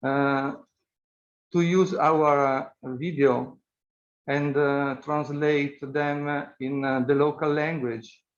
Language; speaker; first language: English; non-native, fluent; Italian